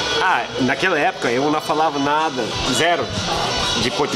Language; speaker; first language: Portuguese; non-native, fluent; English